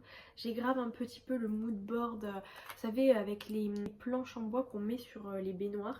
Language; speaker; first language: French; native; French